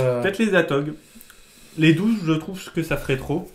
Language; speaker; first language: French; native; French